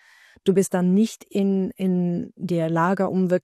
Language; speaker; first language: German; non-native, fluent; Dutch